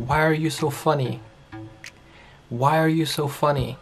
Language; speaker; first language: English; non-native, fluent; Portuguese